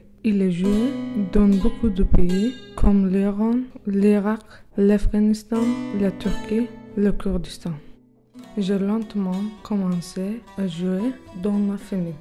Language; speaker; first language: French; non-native, learner; Kurdish